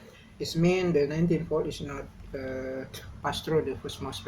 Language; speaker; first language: English; non-native, learner; Indonesian